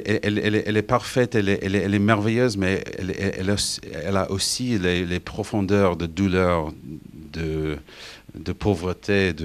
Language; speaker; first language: French; non-native, fluent; English